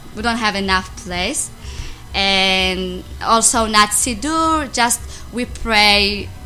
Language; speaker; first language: English; non-native, learner; Amharic